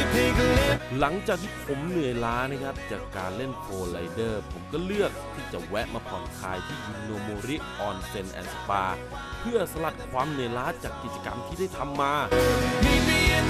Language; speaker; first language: Thai; native; Thai